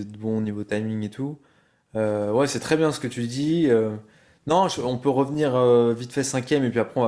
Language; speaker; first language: French; native; French